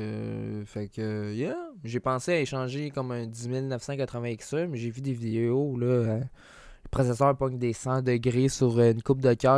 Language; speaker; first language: French; native; French